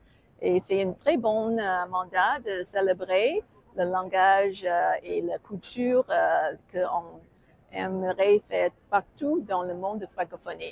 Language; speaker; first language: French; non-native, fluent; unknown